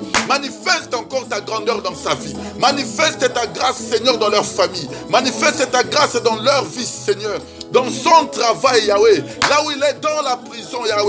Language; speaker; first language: French; non-native, local second language; Lingala